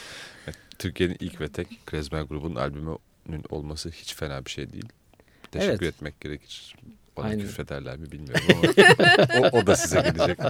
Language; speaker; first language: Turkish; native; Turkish